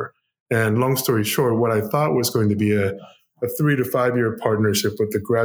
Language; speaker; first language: English; non-native, fluent; Korean